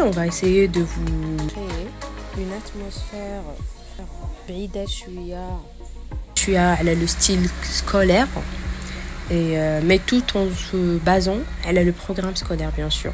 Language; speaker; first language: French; non-native, local second language; Arabic